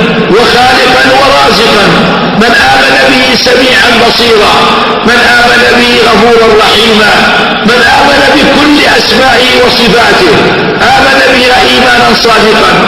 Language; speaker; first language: Arabic; native; Arabic